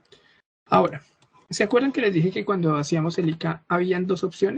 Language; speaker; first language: Spanish; native; Spanish